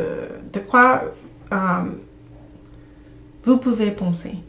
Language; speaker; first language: French; non-native, learner; English